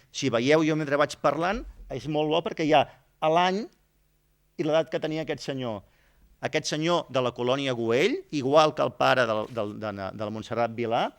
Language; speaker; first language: Catalan; native; Catalan